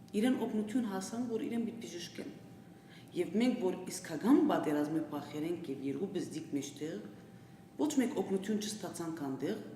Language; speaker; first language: Armenian; early bilingual, heritage; Armenian